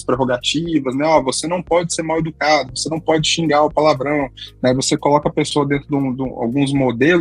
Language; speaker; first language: Portuguese; native; Portuguese